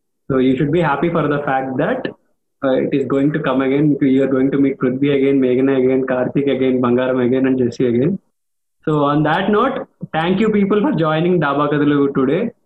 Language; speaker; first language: English; non-native, local second language; Telugu